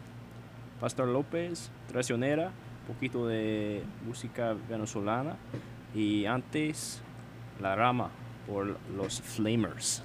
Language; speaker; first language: Spanish; non-native, learner; English